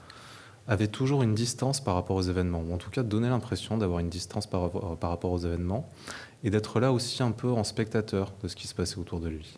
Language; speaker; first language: French; native; French